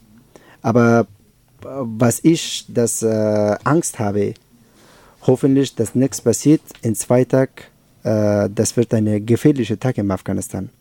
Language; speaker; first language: German; non-native, learner; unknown